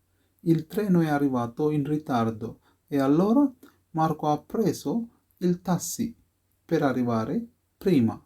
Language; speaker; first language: Italian; non-native, fluent; Sinhala